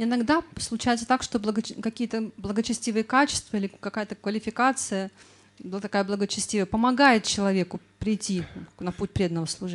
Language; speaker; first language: Russian; native; Russian